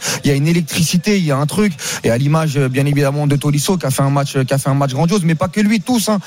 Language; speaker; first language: French; native; French